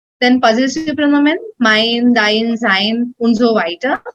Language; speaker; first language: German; non-native, learner; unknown